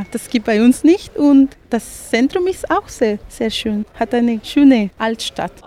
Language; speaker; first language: German; non-native, fluent; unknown